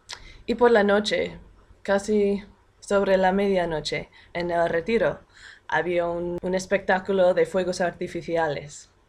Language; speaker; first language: Spanish; non-native, fluent; English